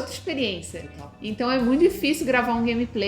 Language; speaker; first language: Portuguese; native; Portuguese